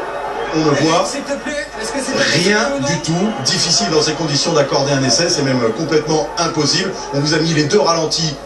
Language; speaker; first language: French; native; French